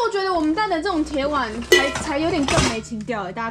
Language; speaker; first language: Chinese; native; Chinese